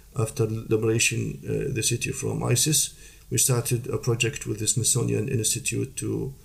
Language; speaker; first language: English; non-native, fluent; Arabic